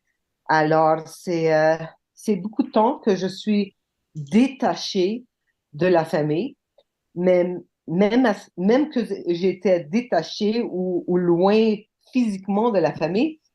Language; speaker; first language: French; non-native, local second language; English